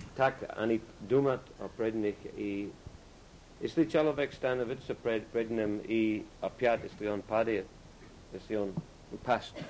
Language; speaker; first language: Russian; non-native, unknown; English